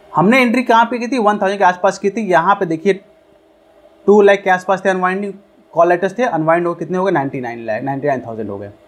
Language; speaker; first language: Hindi; native; Hindi